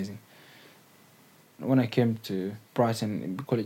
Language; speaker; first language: English; non-native, fluent; Arabic